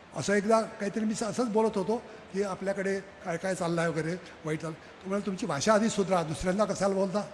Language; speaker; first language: Marathi; native; Marathi